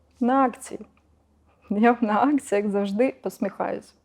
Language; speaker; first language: Ukrainian; non-native, local second language; Russian